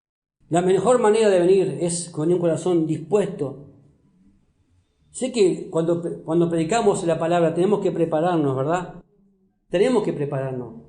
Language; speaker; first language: Spanish; native; Spanish